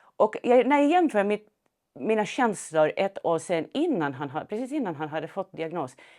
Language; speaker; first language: Swedish; non-native, fluent; Finnish